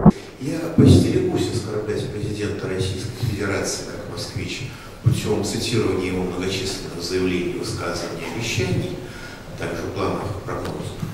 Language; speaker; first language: Russian; native; Russian